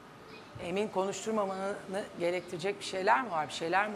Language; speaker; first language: Turkish; native; Turkish